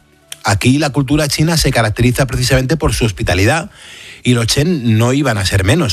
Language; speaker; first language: Spanish; native; Spanish